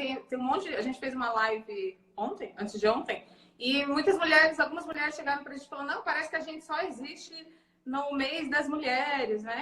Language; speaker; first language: Portuguese; native; Portuguese